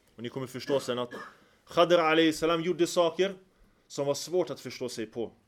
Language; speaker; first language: Swedish; early bilingual, other home language; Arabic